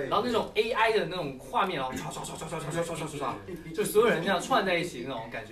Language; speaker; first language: Chinese; native; Chinese